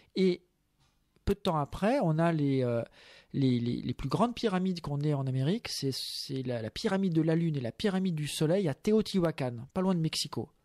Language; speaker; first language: French; native; French